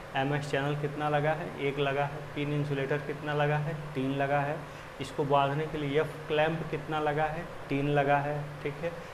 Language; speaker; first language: Hindi; native; Hindi